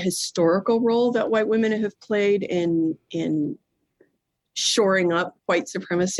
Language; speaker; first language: English; native; English